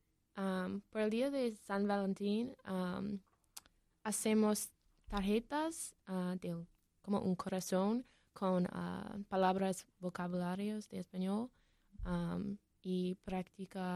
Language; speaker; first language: Spanish; non-native, learner; English